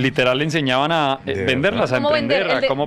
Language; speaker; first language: Spanish; native; Spanish